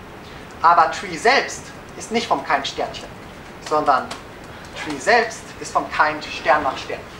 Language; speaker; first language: German; native; German